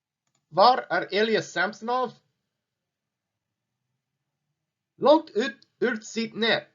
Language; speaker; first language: Swedish; non-native, learner; English